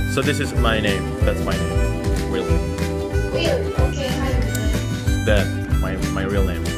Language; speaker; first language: English; non-native, fluent; Indonesian